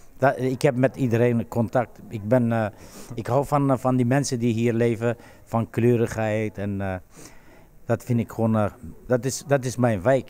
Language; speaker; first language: Dutch; non-native, fluent; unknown